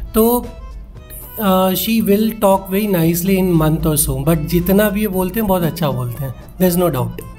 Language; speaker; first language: Hindi; native; Hindi